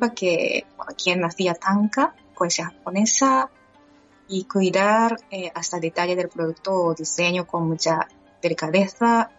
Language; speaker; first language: Spanish; non-native, fluent; Japanese